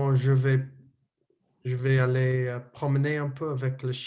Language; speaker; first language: French; non-native, learner; English